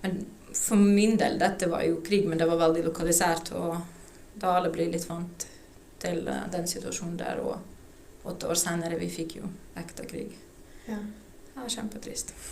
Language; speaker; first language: Norwegian; non-native, fluent; Ukrainian